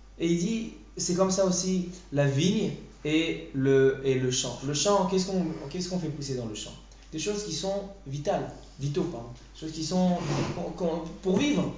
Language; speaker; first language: French; native; French